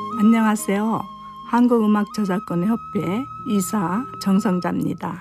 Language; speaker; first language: Korean; native; Korean